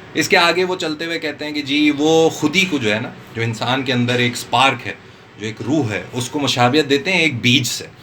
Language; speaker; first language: Urdu; non-native, local second language; Northern Hindko